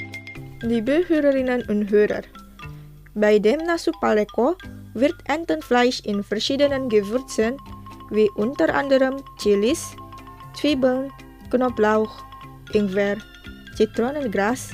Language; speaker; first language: German; non-native, fluent; Indonesian